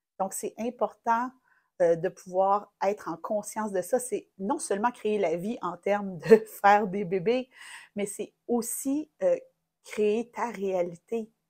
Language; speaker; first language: French; native; French